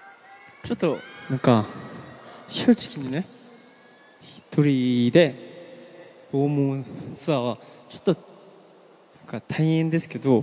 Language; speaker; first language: Japanese; non-native, learner; Korean